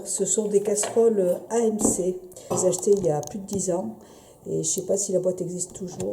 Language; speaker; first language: French; native; French